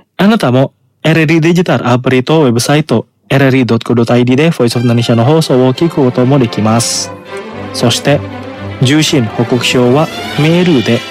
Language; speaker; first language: Japanese; non-native, fluent; Indonesian